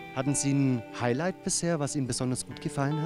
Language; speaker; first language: German; native; German